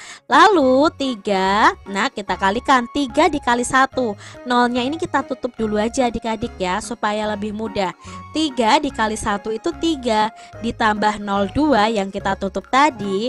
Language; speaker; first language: Indonesian; native; Indonesian